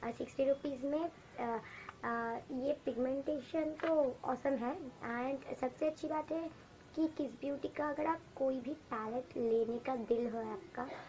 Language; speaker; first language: Hindi; non-native, local second language; Bangla